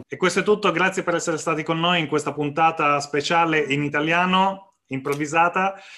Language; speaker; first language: Italian; native; Italian